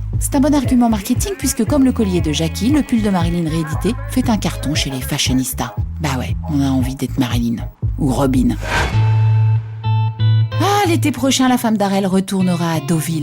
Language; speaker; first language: French; native; French